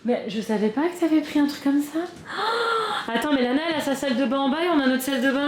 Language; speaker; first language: French; native; French